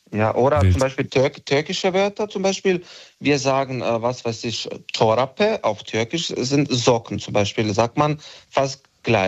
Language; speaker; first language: German; non-native, local second language; Bosnian